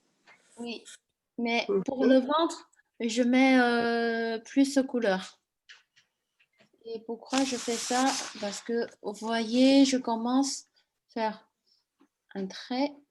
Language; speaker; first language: French; non-native, fluent; Chinese